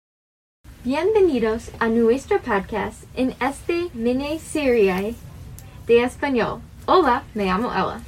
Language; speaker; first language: Spanish; non-native, learner; English